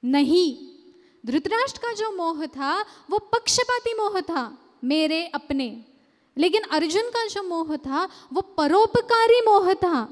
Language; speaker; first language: Hindi; non-native, local second language; Marathi